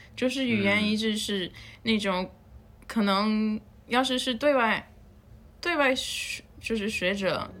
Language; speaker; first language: Chinese; non-native, fluent; Spanish